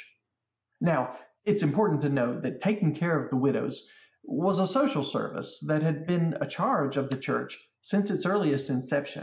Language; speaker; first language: English; native; English